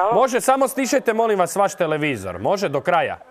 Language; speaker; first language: Serbian; native; Serbian